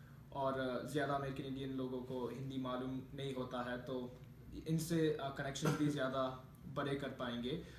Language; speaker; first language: Hindi; non-native, learner; Malayalam